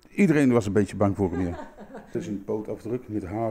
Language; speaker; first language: Dutch; native; Dutch